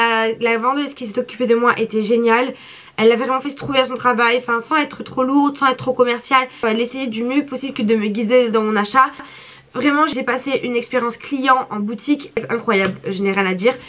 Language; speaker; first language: French; native; French